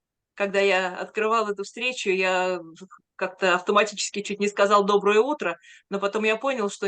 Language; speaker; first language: Russian; native; Russian